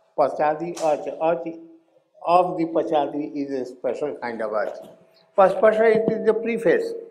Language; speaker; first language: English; non-native, local second language; Hindi